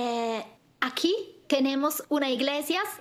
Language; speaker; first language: Spanish; non-native, fluent; Italian